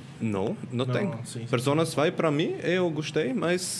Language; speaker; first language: Portuguese; non-native, learner; Swiss German